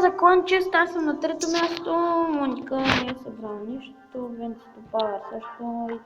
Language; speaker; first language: Bulgarian; native; Bulgarian